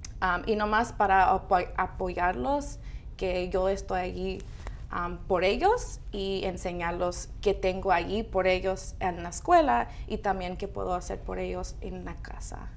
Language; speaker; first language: Spanish; early bilingual, heritage; Spanish